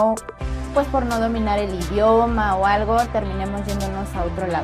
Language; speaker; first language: Spanish; native; Spanish